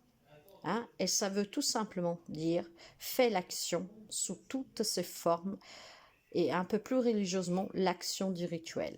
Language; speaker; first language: French; non-native, fluent; Italian